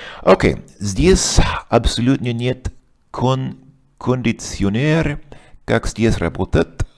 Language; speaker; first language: Russian; non-native, learner; English